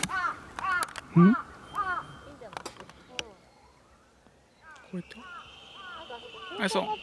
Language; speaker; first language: Japanese; native; Japanese